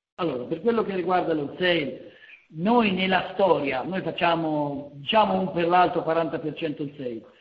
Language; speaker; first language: Italian; native; Italian